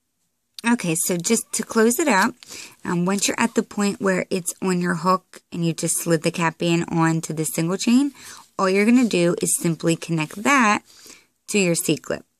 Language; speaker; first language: English; native; English